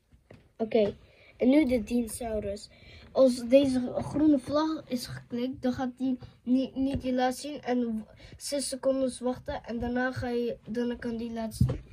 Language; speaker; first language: Dutch; early bilingual, heritage; Dutch